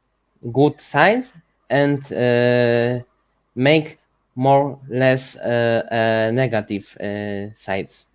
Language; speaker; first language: English; non-native, learner; Ukrainian